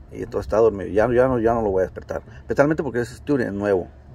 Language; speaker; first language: Spanish; early bilingual, heritage; Spanish